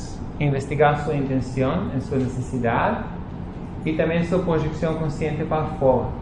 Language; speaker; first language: Portuguese; non-native, fluent; Spanish